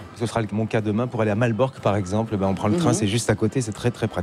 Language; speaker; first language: French; native; French